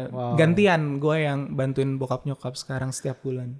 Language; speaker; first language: Indonesian; native; Indonesian